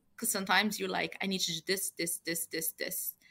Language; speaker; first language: English; non-native, fluent; Portuguese